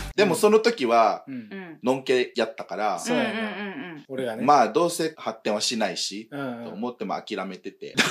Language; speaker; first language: Japanese; non-native, fluent; Filipino